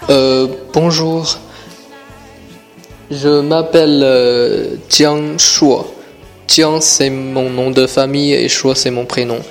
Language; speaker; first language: French; non-native, fluent; Chinese